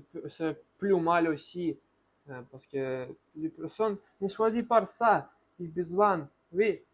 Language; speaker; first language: French; non-native, learner; Russian